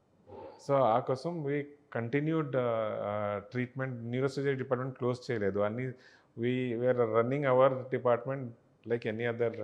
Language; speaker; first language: Telugu; non-native, learner; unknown